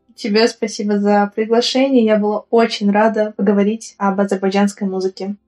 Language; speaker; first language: Russian; non-native, local second language; Azerbaijani